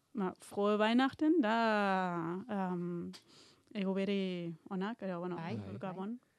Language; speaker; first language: Basque; non-native, learner; German